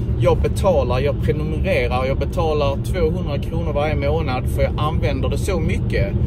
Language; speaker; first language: Swedish; native; Swedish